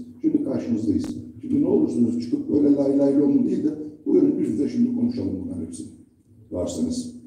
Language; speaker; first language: Turkish; native; Turkish